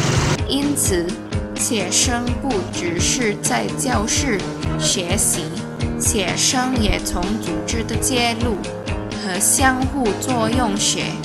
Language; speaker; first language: Chinese; non-native, learner; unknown